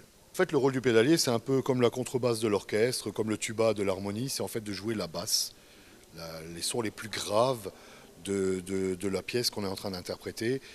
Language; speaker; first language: French; native; French